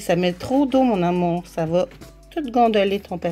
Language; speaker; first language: French; native; French